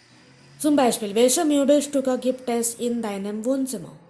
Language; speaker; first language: German; non-native, fluent; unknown